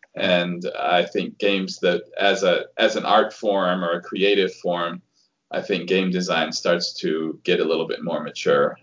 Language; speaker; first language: English; native; English